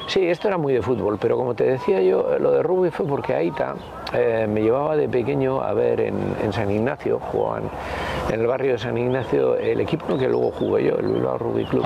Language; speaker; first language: Spanish; native; Spanish